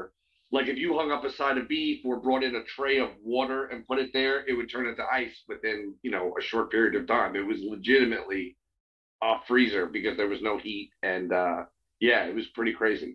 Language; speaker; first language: English; native; English